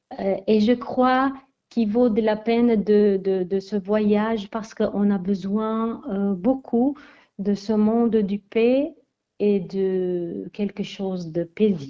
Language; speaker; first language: French; non-native, fluent; Armenian